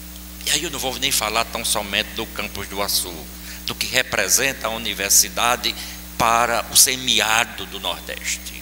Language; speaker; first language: Portuguese; native; Portuguese